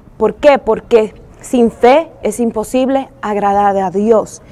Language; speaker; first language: Spanish; early bilingual, heritage; Spanish